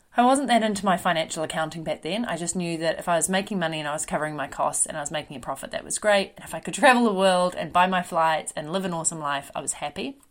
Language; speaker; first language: English; native; English